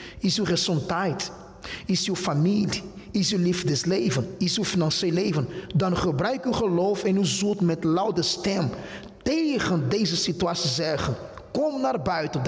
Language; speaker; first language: Dutch; non-native, fluent; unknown